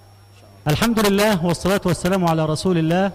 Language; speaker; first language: Arabic; native; Arabic